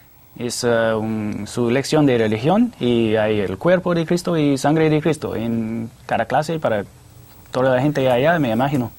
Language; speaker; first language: Spanish; non-native, fluent; English